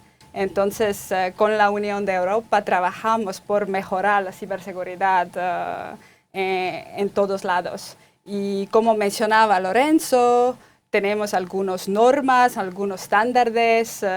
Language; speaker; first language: Spanish; non-native, fluent; Estonian